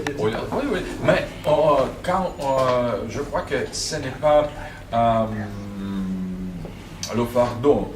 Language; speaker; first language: French; non-native, fluent; Russian